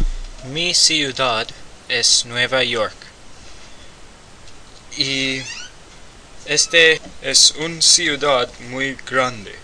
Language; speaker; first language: Spanish; non-native, learner; English